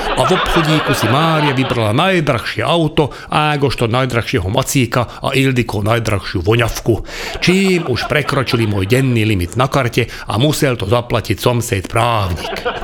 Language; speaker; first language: Slovak; non-native, local second language; Hungarian